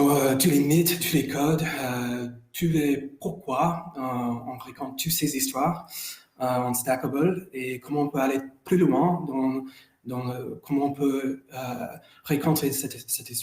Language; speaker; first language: French; non-native, fluent; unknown